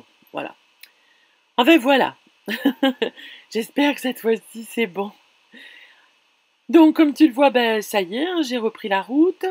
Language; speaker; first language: French; native; French